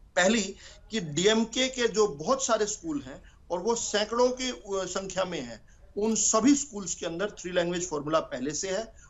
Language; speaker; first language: Hindi; native; Hindi